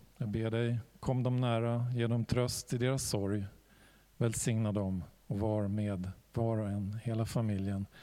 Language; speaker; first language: Swedish; native; Swedish